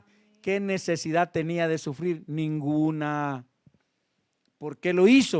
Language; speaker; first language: Spanish; native; Spanish